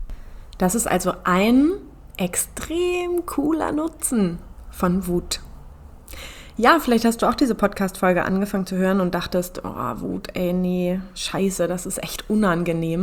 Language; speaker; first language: German; native; German